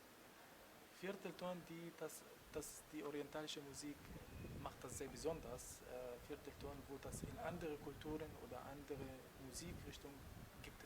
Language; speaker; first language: German; non-native, learner; Arabic